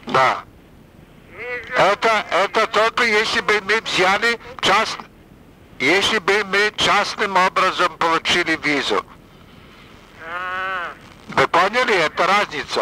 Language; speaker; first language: Russian; non-native, fluent; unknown